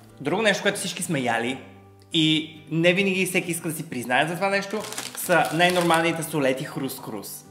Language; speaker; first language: Bulgarian; native; Bulgarian